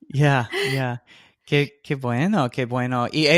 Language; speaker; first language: Spanish; non-native, fluent; English